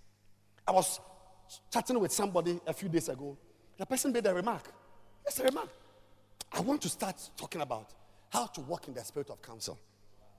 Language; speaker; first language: English; non-native, local second language; Ewe